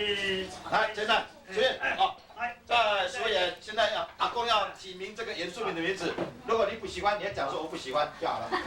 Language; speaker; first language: Chinese; non-native, local second language; Amis